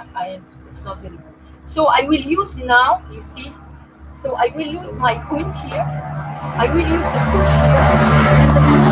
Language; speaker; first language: English; non-native, learner; French